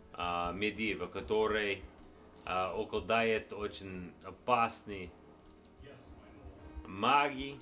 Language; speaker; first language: Russian; non-native, learner; English